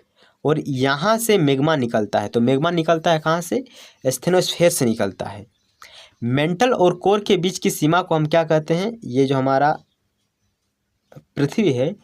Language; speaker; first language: Hindi; native; Hindi